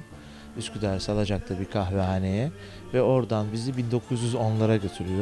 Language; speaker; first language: Turkish; native; Turkish